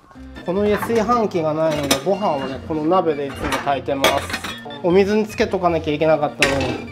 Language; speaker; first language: Japanese; native; Japanese